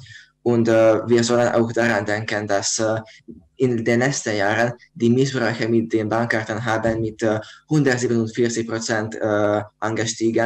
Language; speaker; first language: German; non-native, learner; Hungarian